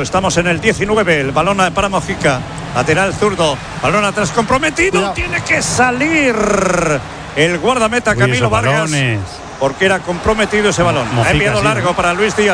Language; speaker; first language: Spanish; native; Spanish